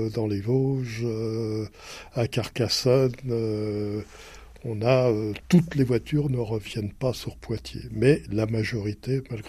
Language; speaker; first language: French; native; French